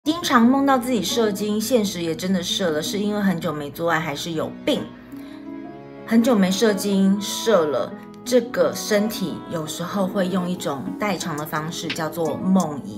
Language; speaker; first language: Chinese; native; Chinese